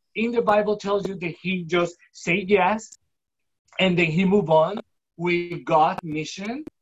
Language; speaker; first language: English; non-native, fluent; Spanish